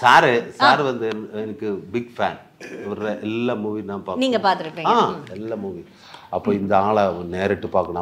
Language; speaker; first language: Tamil; non-native, learner; Malayalam